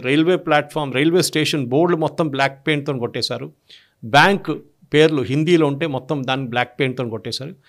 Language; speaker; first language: Telugu; non-native, local second language; Malayalam